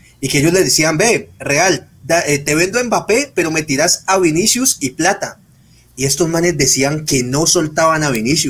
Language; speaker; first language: Spanish; native; Spanish